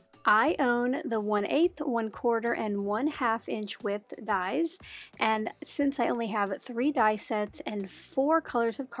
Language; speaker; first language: English; native; English